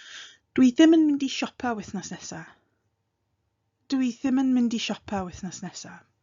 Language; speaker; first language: Welsh; non-native, fluent; English